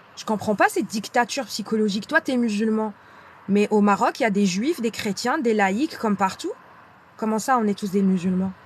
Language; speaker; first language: French; non-native, local second language; Arabic